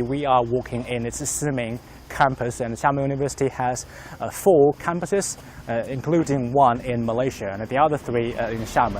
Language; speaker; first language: English; non-native, fluent; Chinese